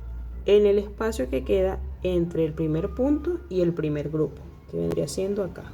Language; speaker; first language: Spanish; native; Spanish